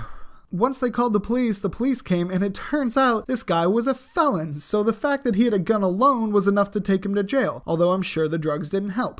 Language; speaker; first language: English; native; English